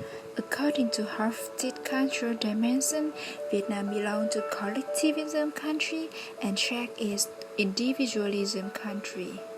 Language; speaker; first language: English; non-native, learner; Vietnamese